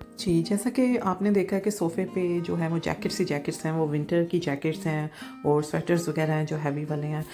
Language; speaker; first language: Urdu; native; Urdu